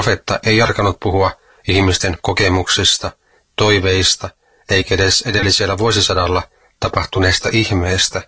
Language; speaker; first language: Finnish; native; Finnish